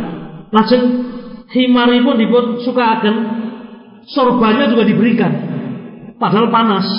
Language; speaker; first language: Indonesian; non-native, local second language; Javanese